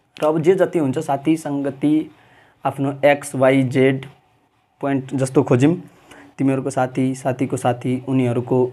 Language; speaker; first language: Nepali; non-native, local second language; Maithili